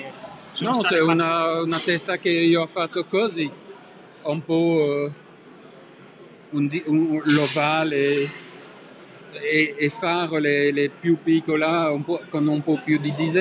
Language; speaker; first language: Italian; non-native, learner; French